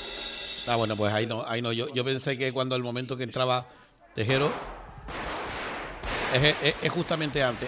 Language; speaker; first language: Spanish; native; Spanish